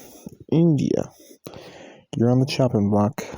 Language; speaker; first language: English; native; English